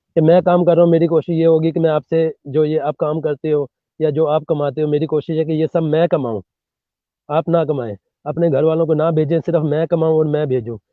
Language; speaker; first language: Urdu; non-native, local second language; Punjabi